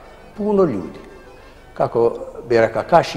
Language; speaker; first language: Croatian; non-native, fluent; Arabic